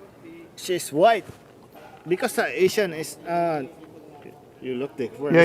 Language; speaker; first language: English; non-native, local second language; Filipino